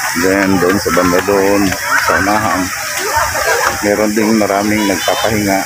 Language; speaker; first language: Filipino; non-native, local second language; Cebuano